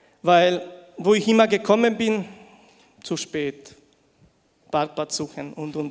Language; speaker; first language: German; non-native, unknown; Bosnian